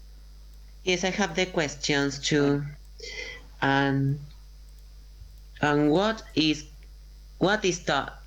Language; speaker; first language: English; non-native, learner; Spanish